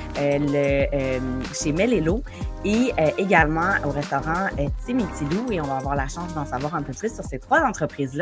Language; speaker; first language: French; native; French